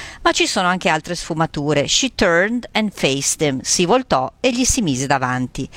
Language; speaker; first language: Italian; native; Italian